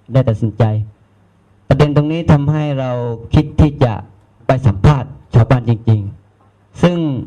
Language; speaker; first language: Thai; non-native, local second language; Malay